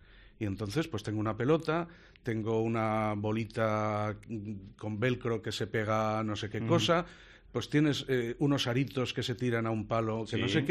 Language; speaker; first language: Spanish; native; Spanish